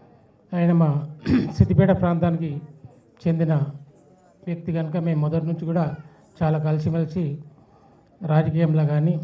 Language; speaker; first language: Telugu; native; Telugu